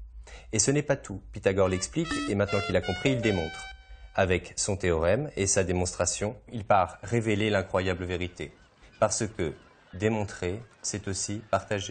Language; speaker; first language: French; native; French